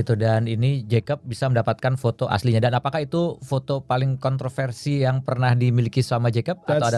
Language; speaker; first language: Indonesian; native; Indonesian